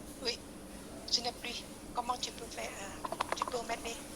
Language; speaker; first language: French; non-native, learner; Vietnamese